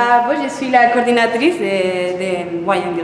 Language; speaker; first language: French; non-native, fluent; Spanish